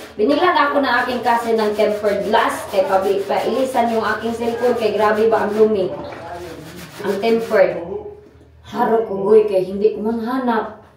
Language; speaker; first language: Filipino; non-native, local second language; Cebuano